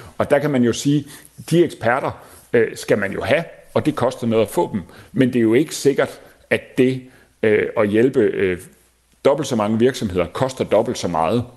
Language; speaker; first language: Danish; native; Danish